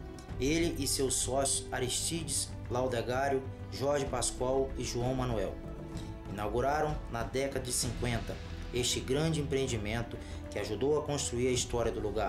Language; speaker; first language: Portuguese; native; Portuguese